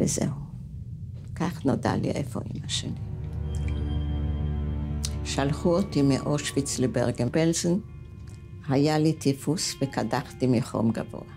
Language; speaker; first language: Hebrew; non-native, fluent; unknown